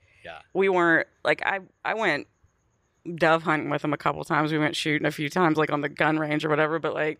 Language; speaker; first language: English; native; English